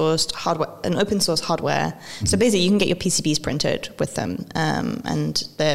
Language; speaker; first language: English; native; English